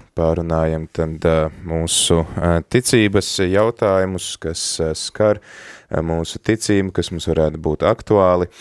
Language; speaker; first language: Latvian; native; Latvian